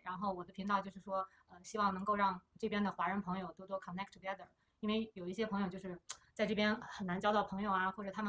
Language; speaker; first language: Chinese; native; Chinese